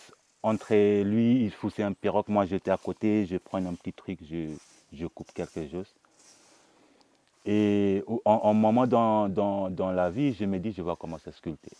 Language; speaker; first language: French; non-native, local second language; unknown